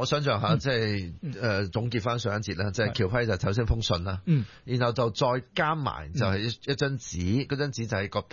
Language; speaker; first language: Cantonese; native; Cantonese